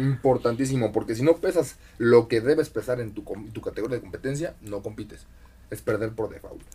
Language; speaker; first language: Spanish; native; Spanish